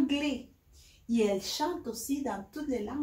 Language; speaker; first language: French; non-native, fluent; Spanish